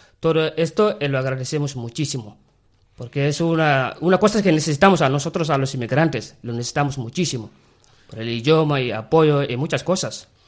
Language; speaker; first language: Spanish; non-native, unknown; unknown